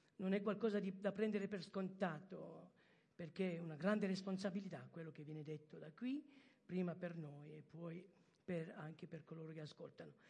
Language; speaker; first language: Italian; early bilingual, heritage; French